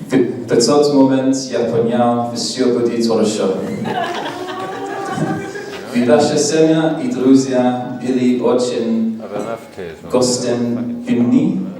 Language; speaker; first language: Russian; non-native, learner; English